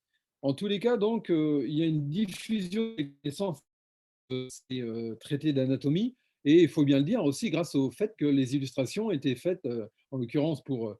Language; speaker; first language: French; native; French